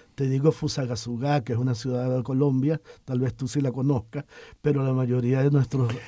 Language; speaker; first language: Spanish; native; Spanish